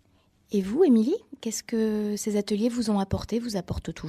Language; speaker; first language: French; native; French